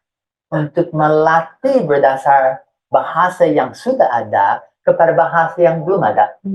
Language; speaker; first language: Indonesian; non-native, fluent; English